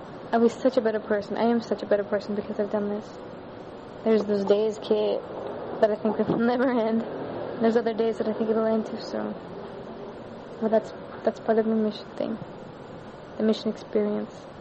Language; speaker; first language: English; native; English